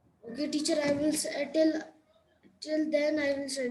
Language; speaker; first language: English; non-native, learner; Urdu